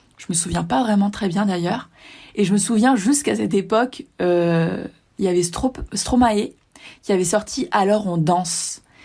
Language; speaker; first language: French; native; French